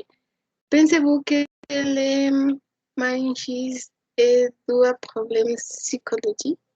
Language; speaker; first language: French; non-native, learner; Spanish